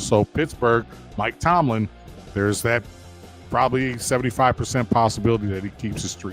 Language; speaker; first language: English; native; English